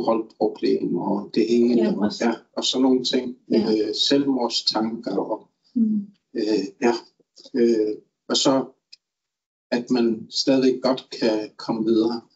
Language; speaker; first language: Danish; non-native, local second language; Kalaallisut